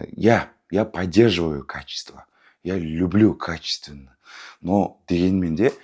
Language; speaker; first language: Russian; non-native, local second language; Kazakh